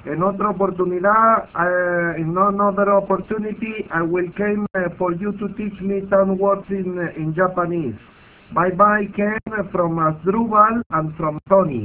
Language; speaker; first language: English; non-native, learner; Spanish